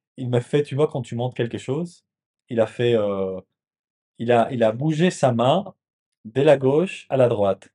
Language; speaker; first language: French; non-native, fluent; Spanish